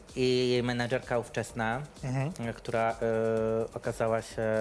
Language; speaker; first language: Polish; native; Polish